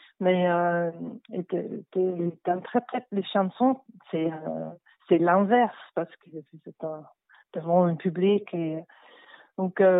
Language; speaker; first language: French; non-native, learner; English